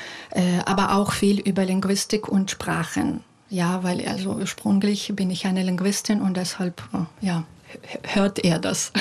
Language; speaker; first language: German; non-native, fluent; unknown